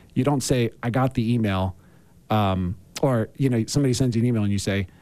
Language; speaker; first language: English; native; English